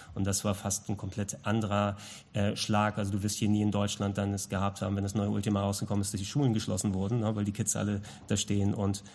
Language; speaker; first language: German; non-native, local second language; Greek